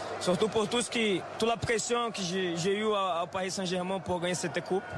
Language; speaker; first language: French; non-native, fluent; Portuguese